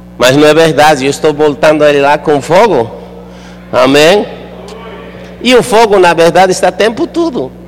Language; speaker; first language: Portuguese; non-native, fluent; Spanish